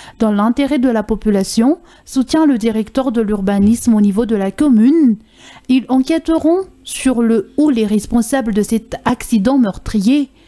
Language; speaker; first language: French; non-native, local second language; Malagasy